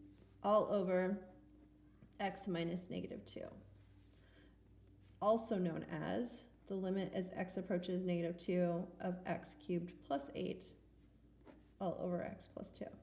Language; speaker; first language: English; native; English